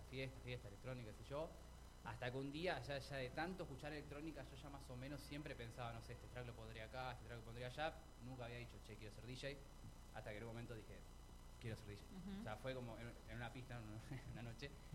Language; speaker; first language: Spanish; native; Spanish